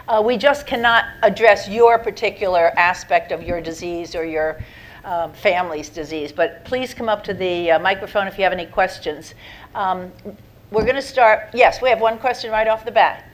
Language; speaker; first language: English; native; English